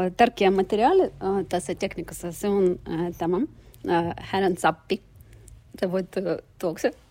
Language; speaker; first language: Finnish; non-native, learner; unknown